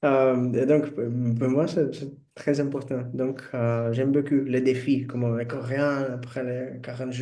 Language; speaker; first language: French; non-native, learner; Portuguese